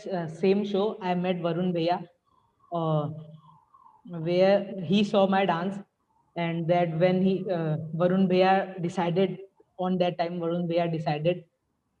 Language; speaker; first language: English; non-native, local second language; Hindi